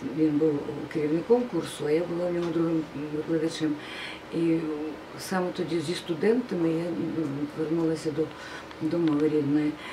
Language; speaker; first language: Ukrainian; non-native, local second language; Russian